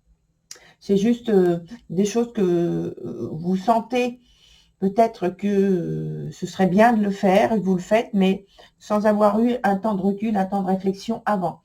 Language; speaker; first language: French; native; French